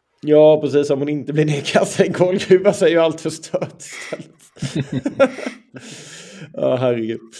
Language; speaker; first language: Swedish; native; Swedish